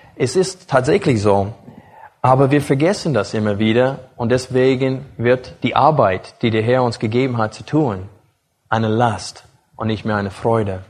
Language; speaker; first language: German; non-native, fluent; English